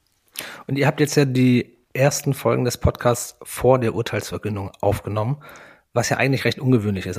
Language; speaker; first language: German; native; German